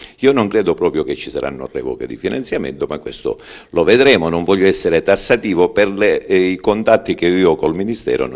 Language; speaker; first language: Italian; native; Italian